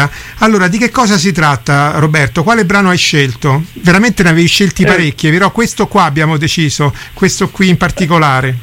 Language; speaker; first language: Italian; native; Italian